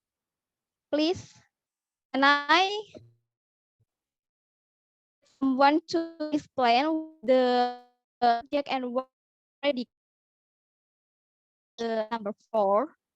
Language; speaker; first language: English; non-native, learner; Indonesian